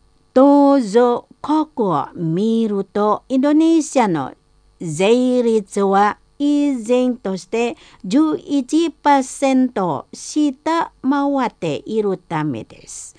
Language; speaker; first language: Japanese; non-native, fluent; Indonesian